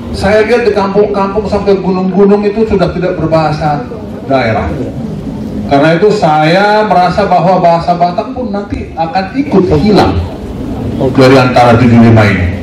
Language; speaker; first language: Indonesian; non-native, local second language; Batak Toba